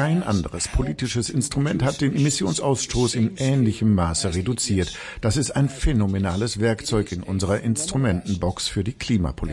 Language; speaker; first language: German; native; German